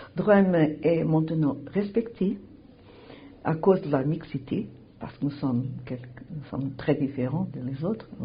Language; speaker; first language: French; non-native, learner; Portuguese